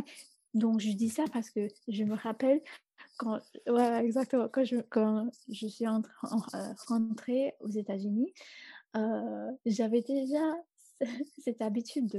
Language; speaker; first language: French; non-native, fluent; English